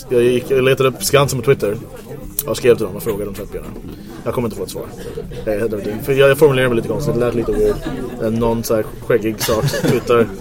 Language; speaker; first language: Swedish; non-native, fluent; English